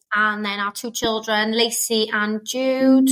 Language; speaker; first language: English; native; English